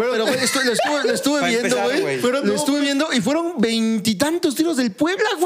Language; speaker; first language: Spanish; native; Spanish